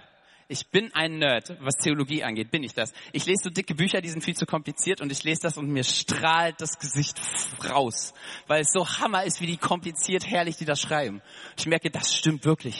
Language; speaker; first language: German; native; German